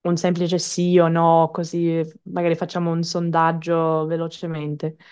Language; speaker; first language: Italian; non-native, fluent; English